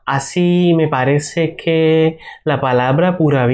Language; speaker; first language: Spanish; non-native, learner; Bangla